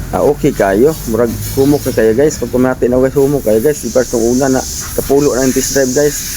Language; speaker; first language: Filipino; non-native, local second language; Cebuano